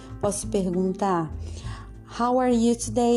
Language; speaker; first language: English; non-native, fluent; Portuguese